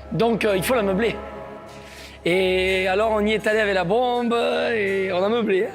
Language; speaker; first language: French; native; French